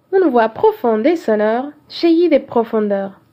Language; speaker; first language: French; non-native, fluent; Spanish